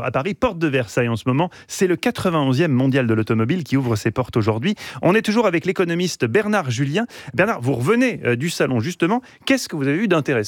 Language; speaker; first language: French; native; French